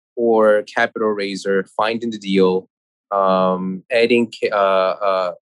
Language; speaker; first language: English; non-native, fluent; Korean